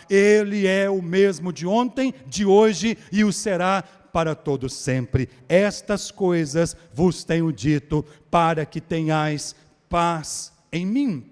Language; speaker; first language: Portuguese; native; Portuguese